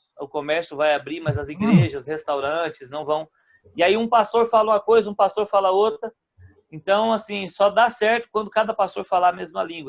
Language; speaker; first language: Portuguese; native; Portuguese